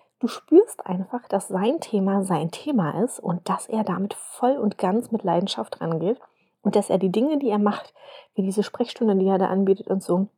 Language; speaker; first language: German; native; German